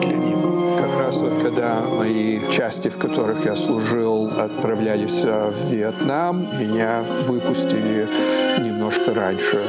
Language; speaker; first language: Russian; early bilingual, heritage; Russian